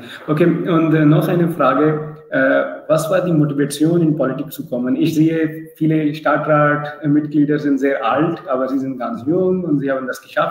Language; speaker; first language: German; non-native, learner; Urdu